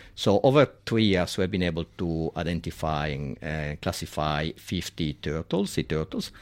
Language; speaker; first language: English; non-native, fluent; Italian